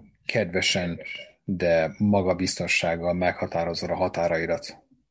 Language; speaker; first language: Hungarian; native; Hungarian